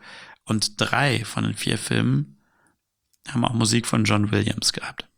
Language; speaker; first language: German; native; German